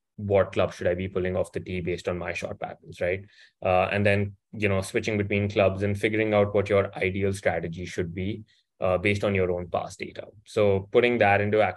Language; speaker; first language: English; non-native, local second language; Hindi